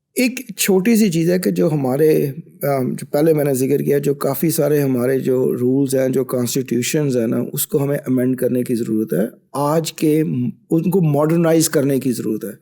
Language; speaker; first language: Urdu; non-native, local second language; Punjabi